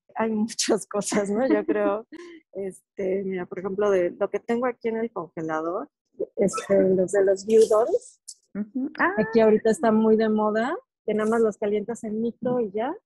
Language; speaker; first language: Spanish; native; Spanish